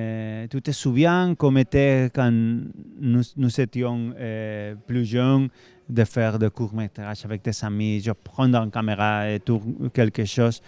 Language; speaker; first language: French; non-native, fluent; Spanish